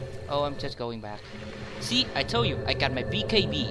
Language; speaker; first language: English; non-native, learner; Vietnamese